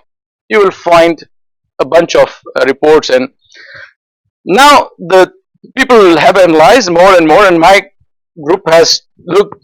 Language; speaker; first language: English; non-native, fluent; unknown